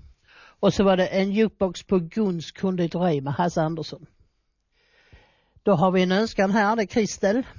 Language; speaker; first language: Swedish; native; Swedish